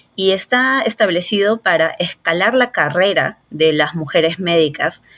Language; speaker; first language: Spanish; native; Spanish